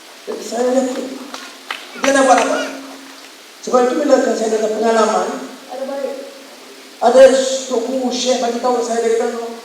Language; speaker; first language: Malay; native; Malay